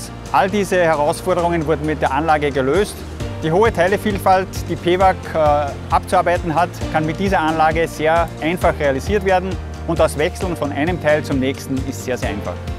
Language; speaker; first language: German; native; German